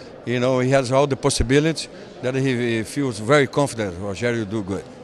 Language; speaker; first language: English; non-native, fluent; Portuguese